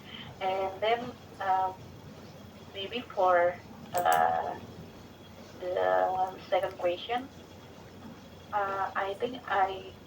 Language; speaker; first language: English; non-native, learner; Indonesian